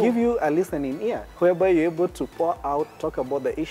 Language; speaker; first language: English; non-native, local second language; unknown